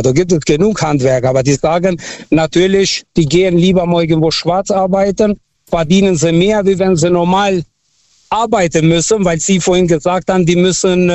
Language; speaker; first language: German; non-native, fluent; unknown